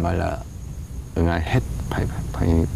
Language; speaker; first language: Vietnamese; non-native, learner; English